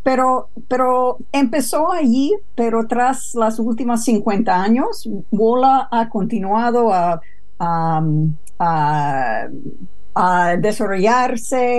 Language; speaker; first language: Spanish; non-native, fluent; English